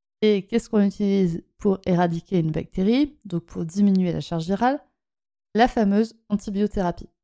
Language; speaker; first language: French; native; French